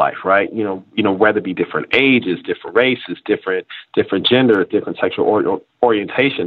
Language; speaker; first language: English; native; English